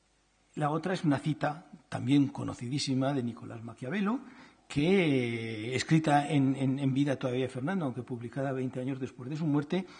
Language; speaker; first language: Spanish; native; Spanish